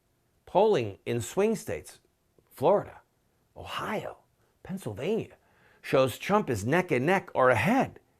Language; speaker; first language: English; native; English